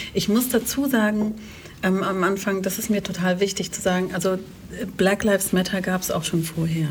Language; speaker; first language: German; native; German